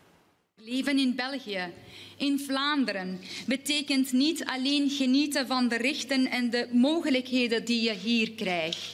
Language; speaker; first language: Dutch; non-native, fluent; Persian